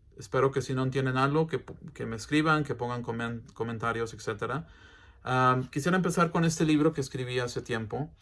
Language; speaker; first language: Spanish; early bilingual, heritage; English